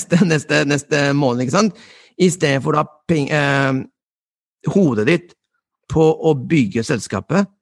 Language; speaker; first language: Norwegian; non-native, fluent; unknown